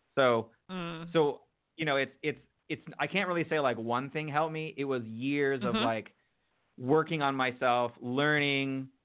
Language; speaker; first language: English; native; English